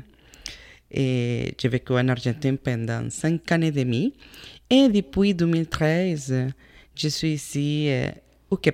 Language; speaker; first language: French; non-native, fluent; Spanish